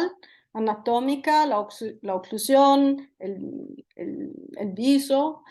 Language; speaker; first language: Spanish; non-native, fluent; Italian